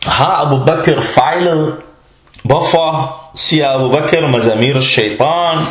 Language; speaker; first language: Danish; early bilingual, other home language; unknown